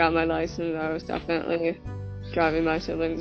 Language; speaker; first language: English; native; English